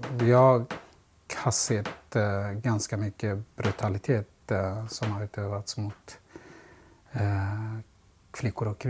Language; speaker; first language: Swedish; non-native, fluent; Central Kurdish